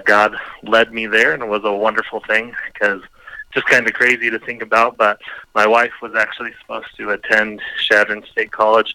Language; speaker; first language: English; native; English